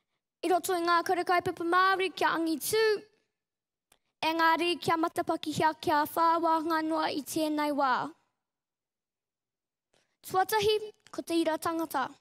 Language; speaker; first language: Māori; non-native, local second language; English